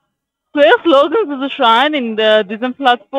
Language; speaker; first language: German; non-native, learner; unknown